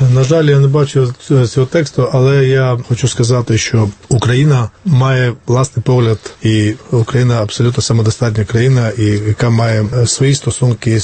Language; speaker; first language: Ukrainian; non-native, fluent; Georgian